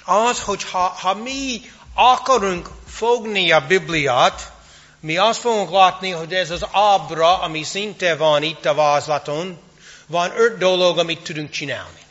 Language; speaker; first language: Hungarian; non-native, fluent; English